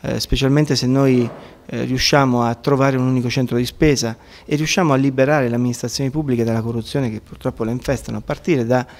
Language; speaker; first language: Italian; native; Italian